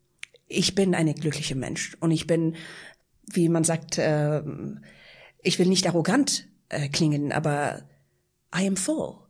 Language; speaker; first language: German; non-native, fluent; Persian